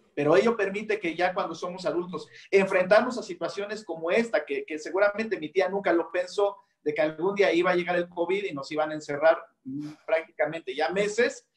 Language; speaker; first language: Spanish; native; Spanish